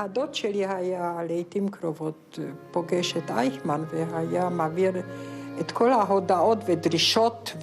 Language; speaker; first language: Hebrew; non-native, fluent; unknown